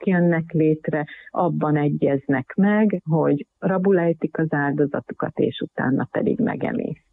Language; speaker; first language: Hungarian; native; Hungarian